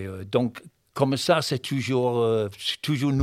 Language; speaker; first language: French; non-native, fluent; English